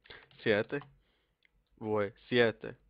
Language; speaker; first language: Italian; non-native, learner; English